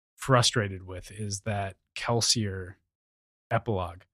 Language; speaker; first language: English; native; English